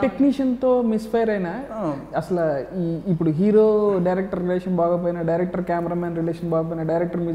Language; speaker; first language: Telugu; native; Telugu